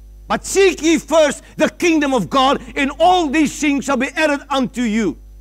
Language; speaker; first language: English; non-native, local second language; Afrikaans